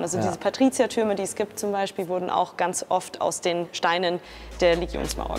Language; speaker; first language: German; native; German